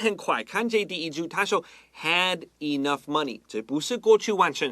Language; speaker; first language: Chinese; non-native, fluent; English